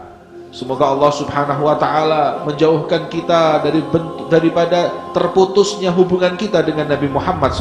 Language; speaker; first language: Indonesian; native; Indonesian